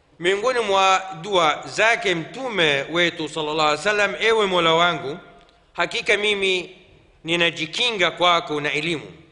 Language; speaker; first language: Swahili; non-native, fluent; Arabic